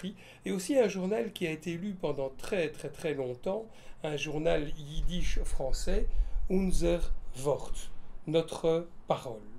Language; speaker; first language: French; native; French